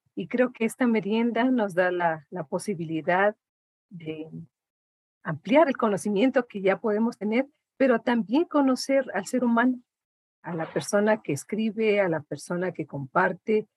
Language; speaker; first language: Spanish; native; Spanish